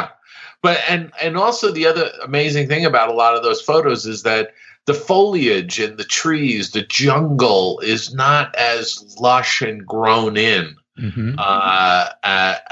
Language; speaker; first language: English; native; English